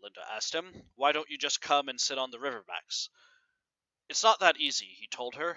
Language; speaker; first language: English; native; English